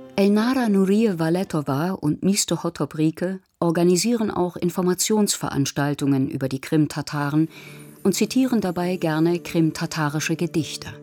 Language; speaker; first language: German; native; German